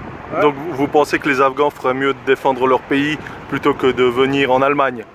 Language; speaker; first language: French; native; French